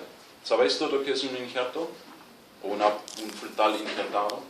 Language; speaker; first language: Spanish; non-native, fluent; German